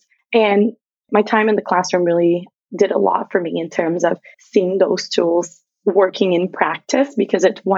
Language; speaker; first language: English; non-native, fluent; Portuguese